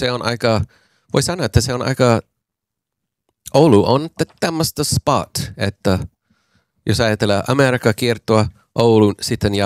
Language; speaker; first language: Finnish; non-native, learner; English